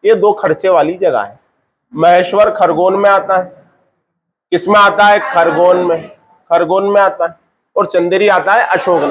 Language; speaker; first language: Hindi; native; Hindi